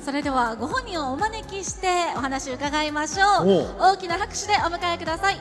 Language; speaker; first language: Japanese; native; Japanese